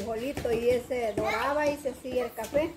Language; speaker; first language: Spanish; native; Spanish